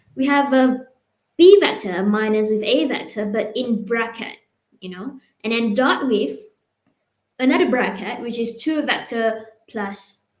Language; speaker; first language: English; non-native, local second language; Malay